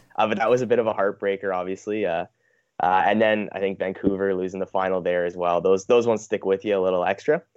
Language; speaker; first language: English; native; English